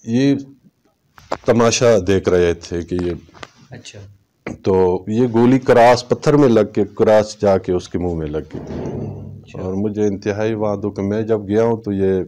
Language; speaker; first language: Urdu; non-native, local second language; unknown